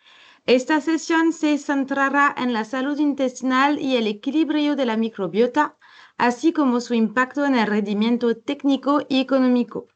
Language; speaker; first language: Spanish; non-native, learner; French